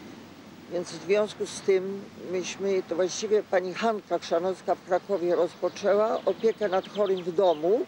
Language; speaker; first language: Polish; native; Polish